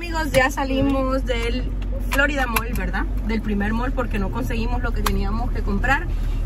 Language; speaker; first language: Spanish; native; Spanish